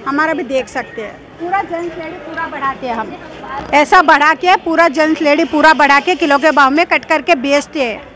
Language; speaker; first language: Hindi; non-native, local second language; Kannada